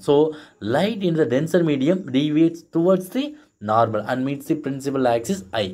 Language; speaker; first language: English; non-native, local second language; Tamil